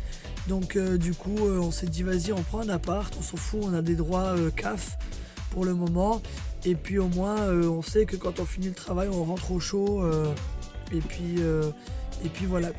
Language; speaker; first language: French; native; French